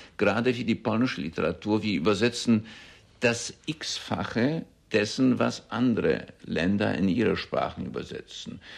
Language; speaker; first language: German; early bilingual, heritage; German